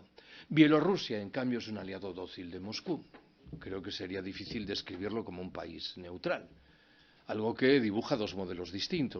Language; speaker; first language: Spanish; native; Spanish